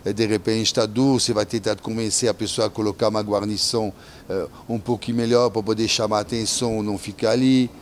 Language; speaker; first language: Portuguese; non-native, fluent; French